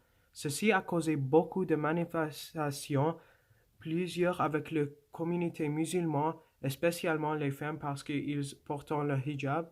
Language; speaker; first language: French; non-native, local second language; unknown